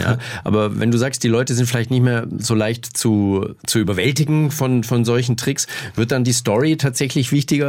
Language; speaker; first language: German; native; German